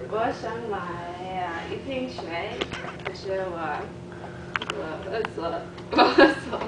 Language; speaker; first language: Chinese; non-native, learner; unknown